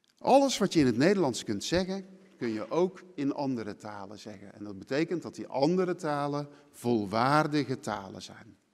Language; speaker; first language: Dutch; native; Dutch